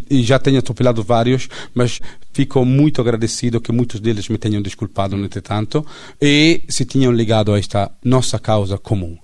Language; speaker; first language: Portuguese; non-native, fluent; Italian